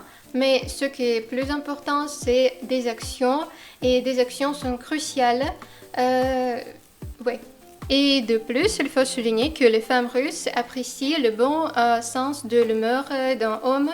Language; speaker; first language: French; non-native, fluent; Russian